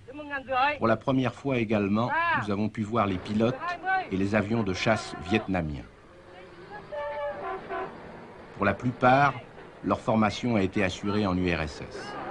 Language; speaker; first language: French; native; French